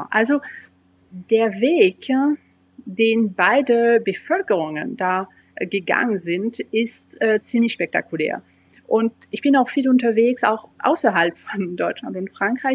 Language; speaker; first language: German; non-native, fluent; French